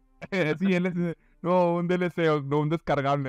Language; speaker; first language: Spanish; native; Spanish